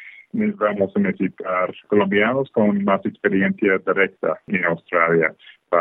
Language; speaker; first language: Spanish; non-native, fluent; English